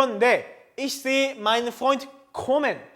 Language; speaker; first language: German; non-native, fluent; Korean